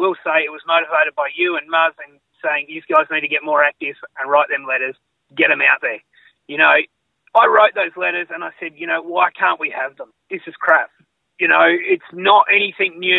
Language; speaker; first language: English; native; English